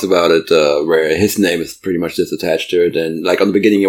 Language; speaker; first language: English; non-native, fluent; German